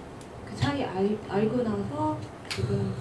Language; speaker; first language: Korean; non-native, learner; Cantonese